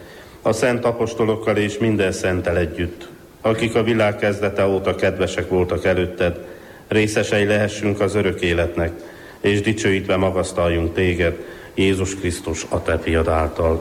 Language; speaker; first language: Hungarian; native; Hungarian